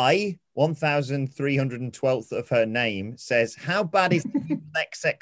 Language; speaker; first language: English; native; English